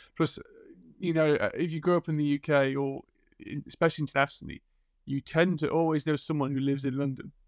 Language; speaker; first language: English; native; English